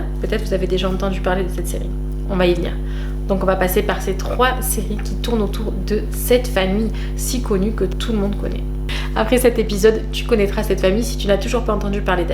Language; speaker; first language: French; native; French